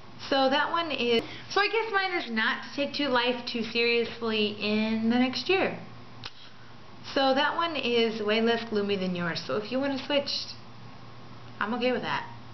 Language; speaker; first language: English; native; English